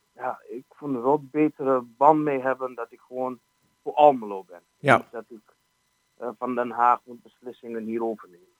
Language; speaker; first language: Dutch; non-native, fluent; Arabic